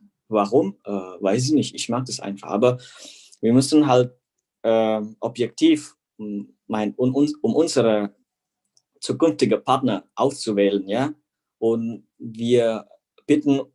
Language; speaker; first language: German; non-native, fluent; Indonesian